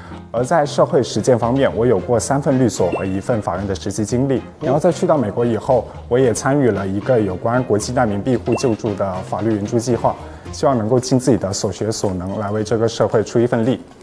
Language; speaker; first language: Chinese; native; Chinese